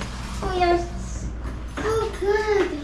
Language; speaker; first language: English; non-native, local second language; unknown